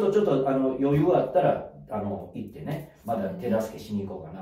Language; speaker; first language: Japanese; native; Japanese